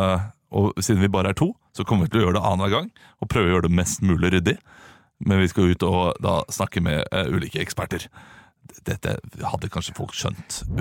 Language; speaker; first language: Norwegian; native; Norwegian